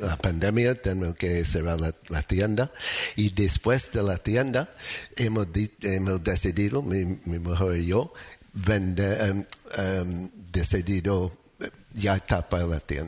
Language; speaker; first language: Spanish; non-native, fluent; English